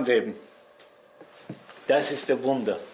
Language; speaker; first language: German; non-native, learner; Persian